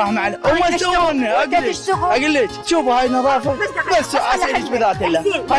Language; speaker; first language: Arabic; native; Arabic